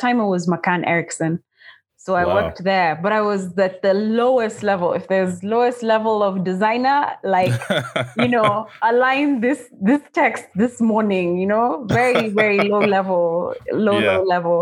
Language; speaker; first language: English; non-native, local second language; Kamba